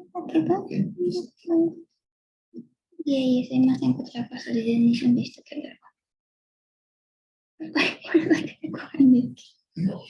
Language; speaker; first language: Japanese; native; Japanese